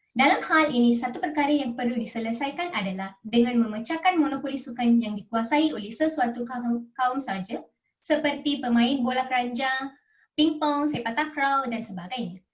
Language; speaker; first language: Malay; non-native, local second language; Tamil